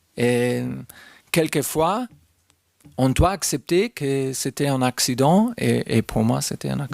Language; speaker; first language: French; non-native, fluent; German